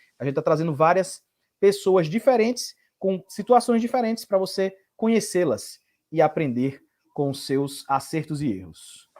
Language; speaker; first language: Portuguese; native; Portuguese